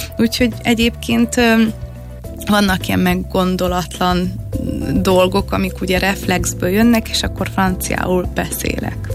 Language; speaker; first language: Hungarian; early bilingual, heritage; Hungarian